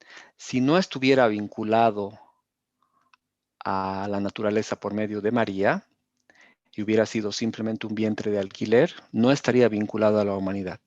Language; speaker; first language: Spanish; native; Spanish